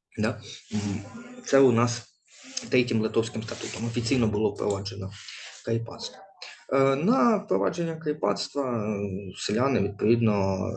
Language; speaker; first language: Ukrainian; native; Ukrainian